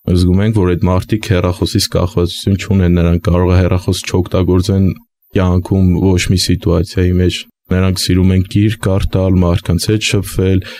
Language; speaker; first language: Armenian; native; Armenian